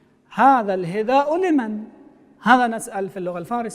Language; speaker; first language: Arabic; non-native, fluent; Persian